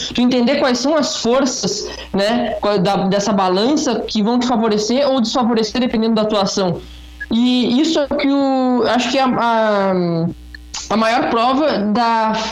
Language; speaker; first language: Portuguese; native; Portuguese